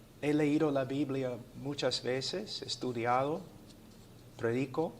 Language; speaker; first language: Spanish; non-native, fluent; English